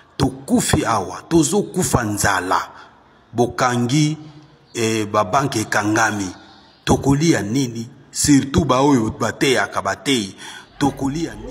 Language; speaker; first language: Lingala; non-native, local second language; Swahili